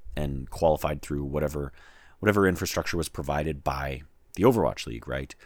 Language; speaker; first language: English; native; English